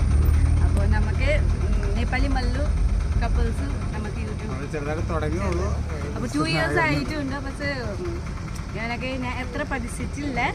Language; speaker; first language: Malayalam; non-native, learner; Nepali